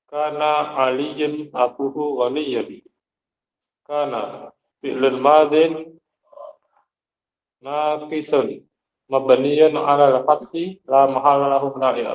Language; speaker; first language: Arabic; non-native, learner; Indonesian